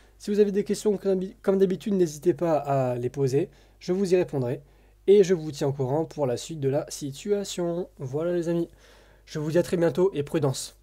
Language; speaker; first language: French; native; French